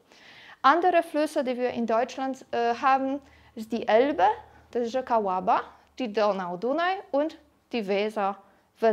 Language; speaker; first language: German; non-native, fluent; Polish